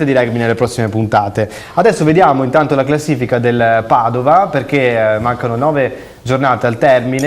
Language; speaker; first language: Italian; native; Italian